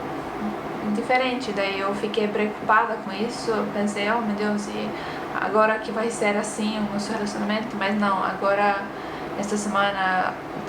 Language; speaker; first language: Portuguese; non-native, fluent; Estonian